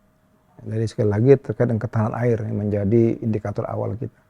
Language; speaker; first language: Indonesian; native; Indonesian